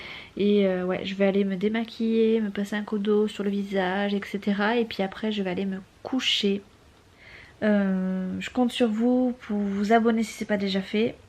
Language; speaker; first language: French; native; French